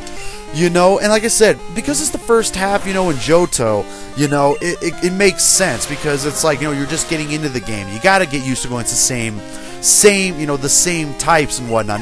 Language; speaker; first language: English; native; English